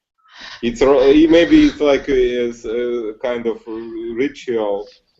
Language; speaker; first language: English; non-native, learner; Russian